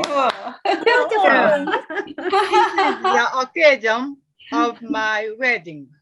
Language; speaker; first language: English; non-native, learner; Japanese